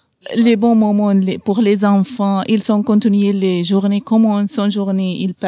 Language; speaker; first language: French; non-native, learner; Arabic